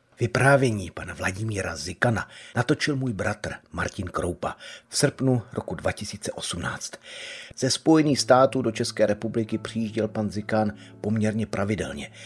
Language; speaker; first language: Czech; native; Czech